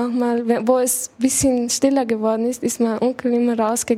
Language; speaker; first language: German; early bilingual, other home language; Chechen